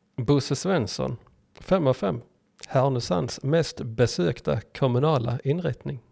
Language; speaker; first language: Swedish; native; Swedish